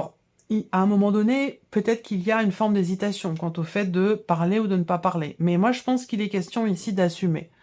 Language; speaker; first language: French; native; French